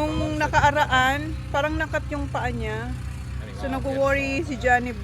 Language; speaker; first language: Filipino; native; Filipino